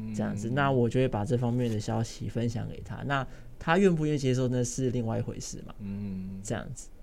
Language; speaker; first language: Chinese; non-native, local second language; Min Nan Chinese